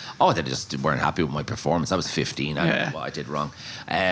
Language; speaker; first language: English; native; English